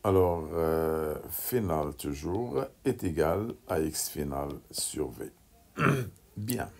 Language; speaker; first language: French; non-native, local second language; Arabic